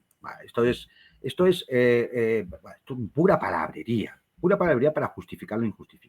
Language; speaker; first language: Spanish; native; Spanish